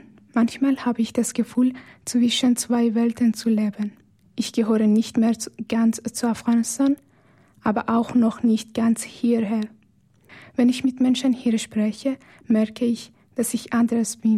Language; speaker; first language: German; non-native, fluent; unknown